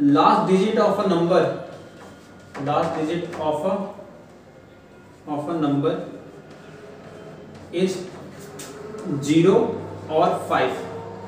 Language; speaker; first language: Hindi; native; Hindi